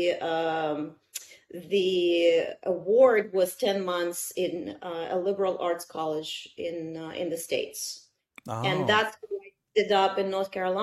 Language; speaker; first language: English; non-native, fluent; Russian